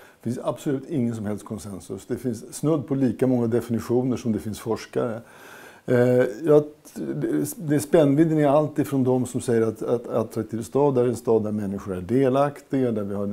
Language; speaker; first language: Swedish; native; Swedish